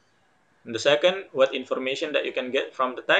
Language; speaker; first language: English; non-native, fluent; Indonesian